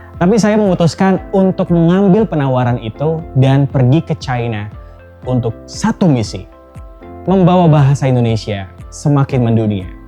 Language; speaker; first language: Indonesian; native; Indonesian